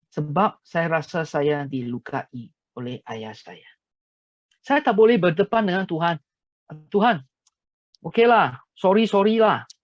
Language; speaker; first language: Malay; non-native, local second language; Chinese